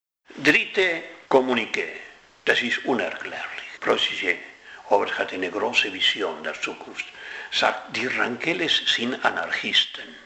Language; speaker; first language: German; non-native, fluent; Spanish